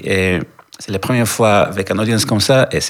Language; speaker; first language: French; non-native, learner; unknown